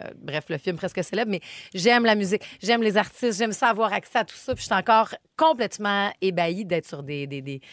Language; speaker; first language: French; native; French